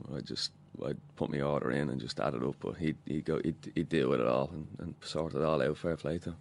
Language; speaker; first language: English; native; English